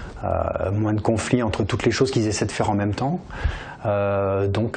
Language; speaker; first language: French; native; French